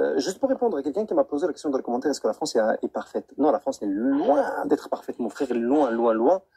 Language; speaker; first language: French; non-native, local second language; Arabic